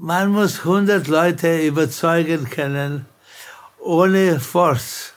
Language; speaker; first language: German; non-native, fluent; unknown